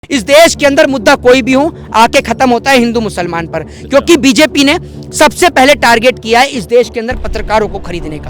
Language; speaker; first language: Hindi; native; Hindi